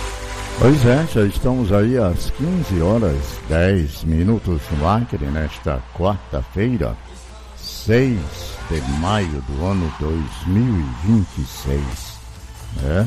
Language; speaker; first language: Portuguese; native; Portuguese